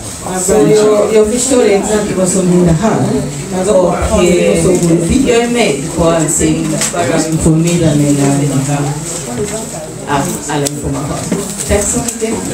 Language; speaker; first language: Swedish; non-native, fluent; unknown